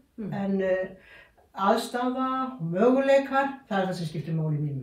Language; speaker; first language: Icelandic; native; Icelandic